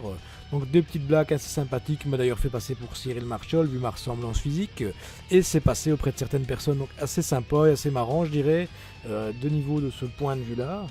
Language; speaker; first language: French; native; French